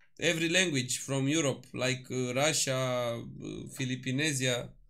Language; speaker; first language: English; non-native, learner; Romanian